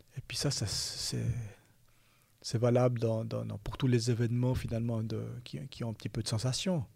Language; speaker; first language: French; native; French